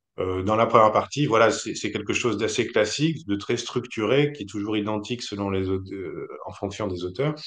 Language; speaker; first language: French; native; French